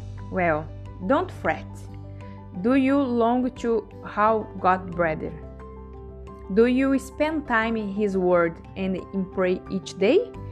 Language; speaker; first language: English; non-native, learner; Portuguese